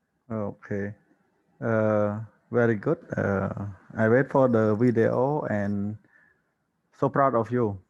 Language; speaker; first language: English; non-native, learner; Khmer